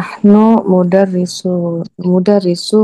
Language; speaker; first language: Arabic; non-native, learner; Indonesian